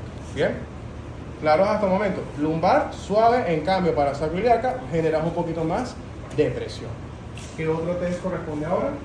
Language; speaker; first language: Spanish; native; Spanish